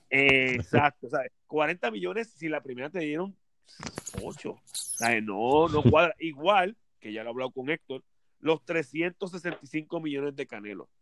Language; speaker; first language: Spanish; native; Spanish